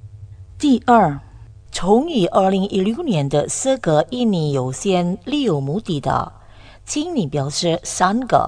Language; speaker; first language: Chinese; non-native, learner; Indonesian